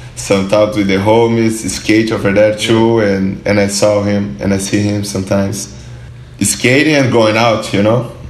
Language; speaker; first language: English; non-native, learner; Portuguese